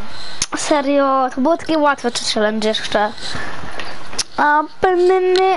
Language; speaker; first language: Polish; early bilingual, heritage; Polish